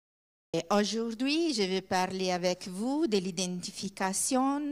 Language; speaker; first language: French; non-native, learner; Italian